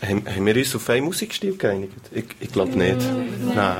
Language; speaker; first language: German; native; German